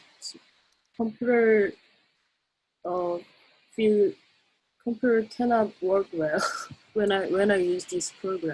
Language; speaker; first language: English; non-native, learner; Korean